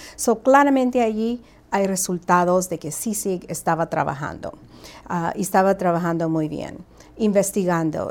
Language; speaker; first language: Spanish; early bilingual, heritage; Spanish